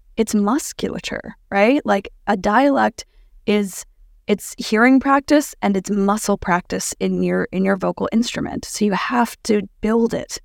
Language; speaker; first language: English; native; English